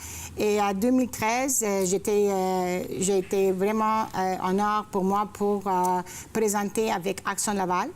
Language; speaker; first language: French; non-native, fluent; Greek